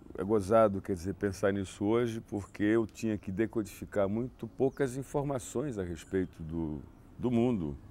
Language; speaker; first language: Portuguese; native; Portuguese